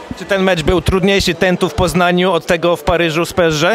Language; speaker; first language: Polish; native; Polish